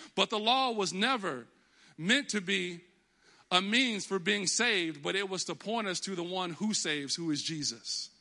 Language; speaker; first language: English; native; English